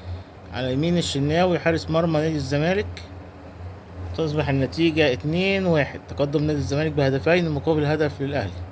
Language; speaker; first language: Arabic; native; Arabic